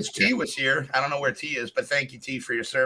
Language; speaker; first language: English; native; English